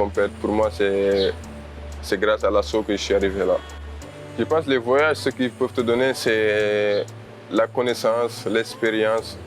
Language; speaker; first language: French; non-native, local second language; Wolof